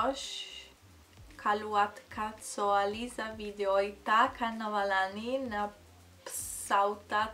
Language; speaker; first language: Finnish; non-native, learner; Italian